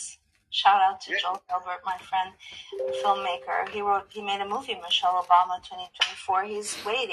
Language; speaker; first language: English; native; English